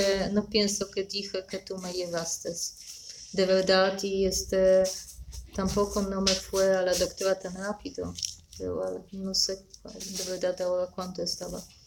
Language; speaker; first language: Spanish; non-native, learner; Polish